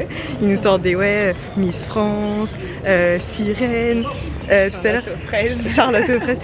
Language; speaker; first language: French; native; French